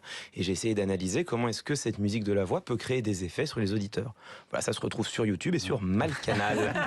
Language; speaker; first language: French; native; French